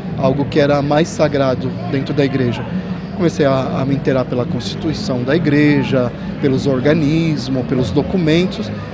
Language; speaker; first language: Portuguese; native; Portuguese